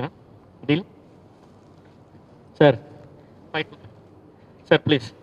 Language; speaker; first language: Telugu; native; Telugu